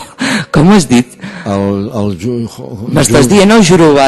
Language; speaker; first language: Catalan; native; Catalan